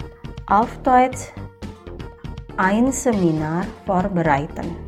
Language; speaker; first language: German; non-native, fluent; Indonesian